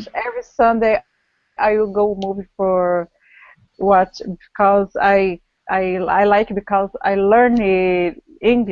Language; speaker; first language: English; non-native, learner; Portuguese